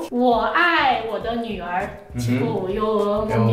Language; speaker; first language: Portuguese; non-native, fluent; Chinese